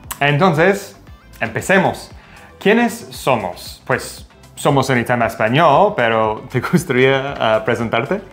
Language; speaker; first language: Spanish; non-native, fluent; English